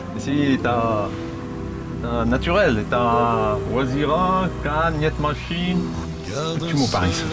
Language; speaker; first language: Russian; non-native, learner; French